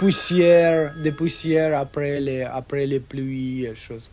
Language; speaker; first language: French; non-native, learner; Russian